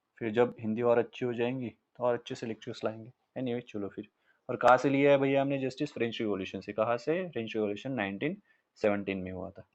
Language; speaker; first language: Hindi; non-native, local second language; Marathi